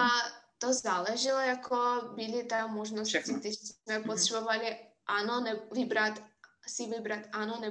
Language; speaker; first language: Czech; non-native, fluent; Russian